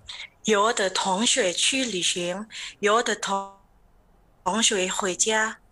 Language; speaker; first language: Chinese; non-native, learner; Indonesian